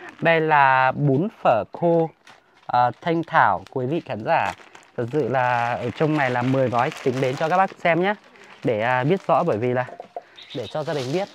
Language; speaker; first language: Vietnamese; non-native, local second language; Hmong